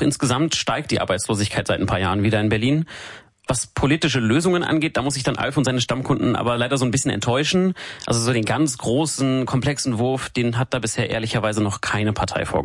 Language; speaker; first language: German; native; German